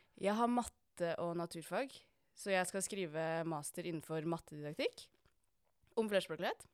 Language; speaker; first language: Norwegian; native; Norwegian